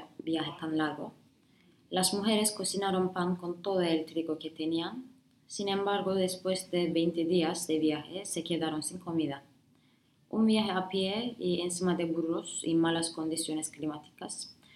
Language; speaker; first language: Spanish; non-native, learner; Turkish